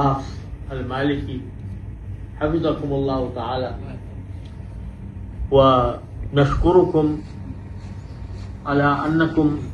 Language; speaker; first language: Arabic; non-native, fluent; Urdu